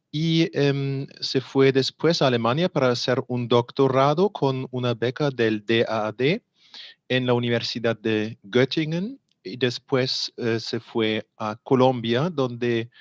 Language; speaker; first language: Spanish; non-native, fluent; German